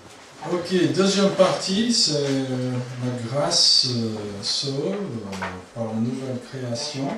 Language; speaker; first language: French; non-native, fluent; English